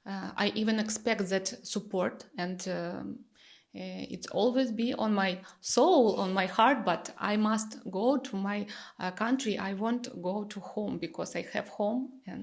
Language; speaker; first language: English; non-native, learner; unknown